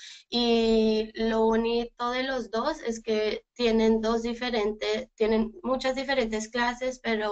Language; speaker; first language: Spanish; early bilingual, heritage; Spanish